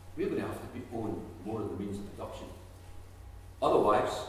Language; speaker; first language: English; native; English